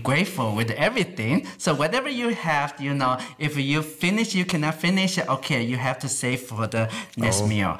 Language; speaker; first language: English; non-native, fluent; Chinese